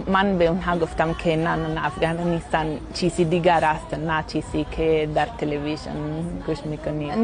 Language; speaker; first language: Persian; non-native, learner; Italian